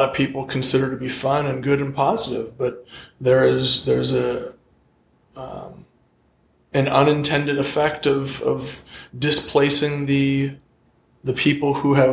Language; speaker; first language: English; native; English